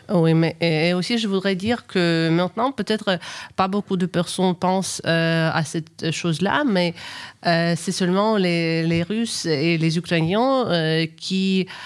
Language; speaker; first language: French; non-native, fluent; Ukrainian